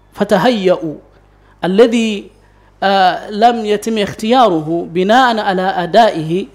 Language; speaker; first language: Arabic; non-native, fluent; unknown